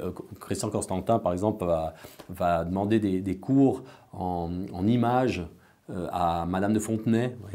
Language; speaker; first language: French; native; French